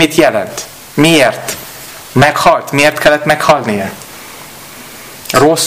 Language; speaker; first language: Hungarian; non-native, learner; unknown